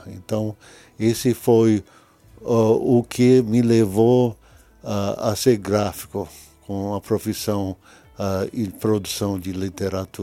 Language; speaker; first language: Portuguese; early bilingual, other home language; English